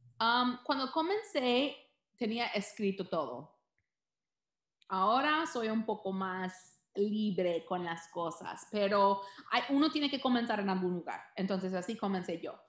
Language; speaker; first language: Spanish; early bilingual, heritage; Spanish